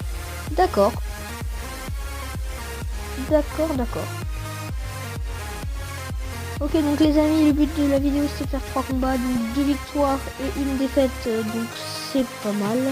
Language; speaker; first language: French; native; French